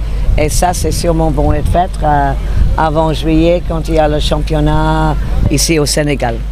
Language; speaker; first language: French; non-native, learner; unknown